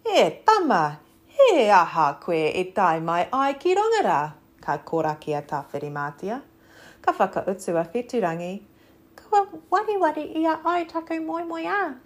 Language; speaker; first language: Māori; non-native, local second language; English